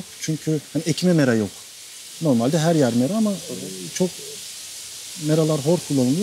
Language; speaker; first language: Turkish; native; Turkish